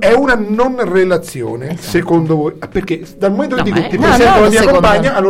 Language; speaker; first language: Italian; native; Italian